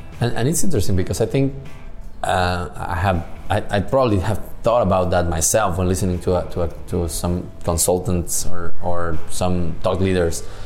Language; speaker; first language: English; non-native, fluent; Spanish